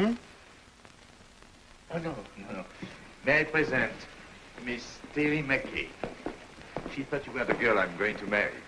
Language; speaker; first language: English; non-native, fluent; French